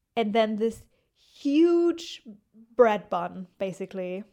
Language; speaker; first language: English; non-native, fluent; German